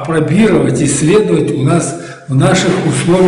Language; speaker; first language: Russian; native; Russian